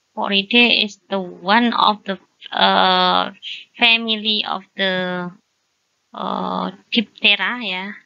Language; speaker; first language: English; non-native, learner; Indonesian